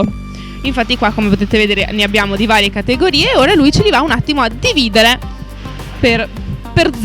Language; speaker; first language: Italian; native; Italian